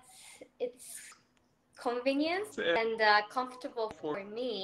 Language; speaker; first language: English; non-native, learner; Japanese